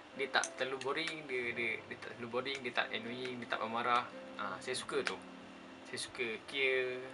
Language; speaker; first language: Malay; native; Malay